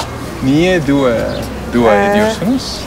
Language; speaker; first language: Turkish; non-native, learner; Dutch